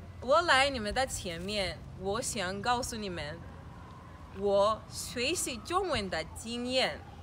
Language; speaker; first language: Chinese; non-native, learner; Swahili